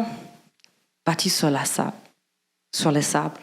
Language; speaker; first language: French; non-native, fluent; German